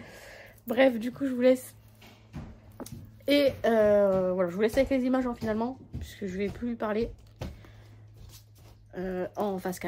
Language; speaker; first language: French; native; French